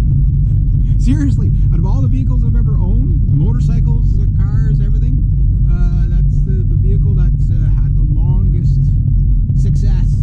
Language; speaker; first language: English; native; English